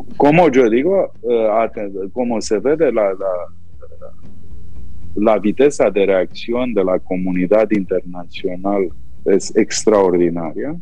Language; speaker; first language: Spanish; non-native, fluent; Romanian